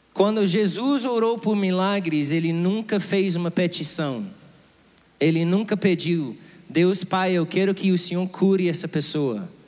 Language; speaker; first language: Portuguese; non-native, fluent; English